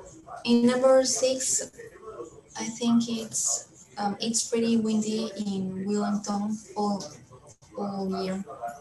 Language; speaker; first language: English; non-native, learner; Spanish